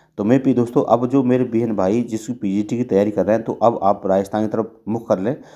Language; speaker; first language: Hindi; native; Hindi